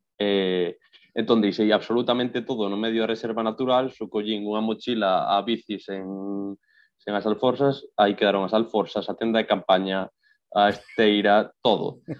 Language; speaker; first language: Galician; non-native, local second language; Spanish